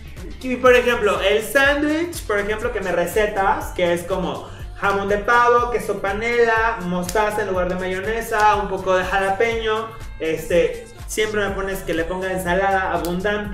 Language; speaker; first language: Spanish; native; Spanish